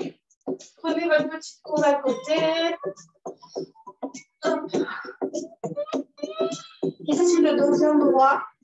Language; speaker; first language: French; native; French